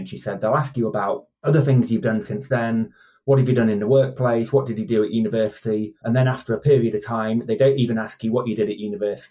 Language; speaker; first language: English; native; English